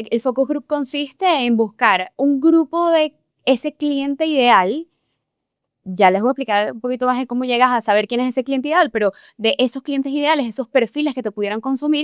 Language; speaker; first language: Spanish; native; Spanish